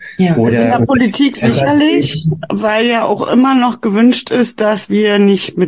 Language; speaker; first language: German; native; German